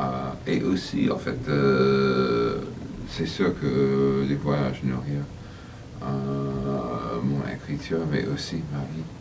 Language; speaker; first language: French; non-native, fluent; English